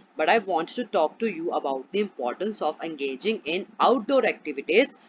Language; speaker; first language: English; non-native, local second language; Punjabi